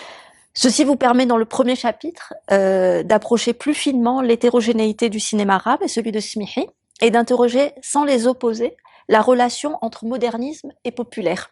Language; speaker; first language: French; native; French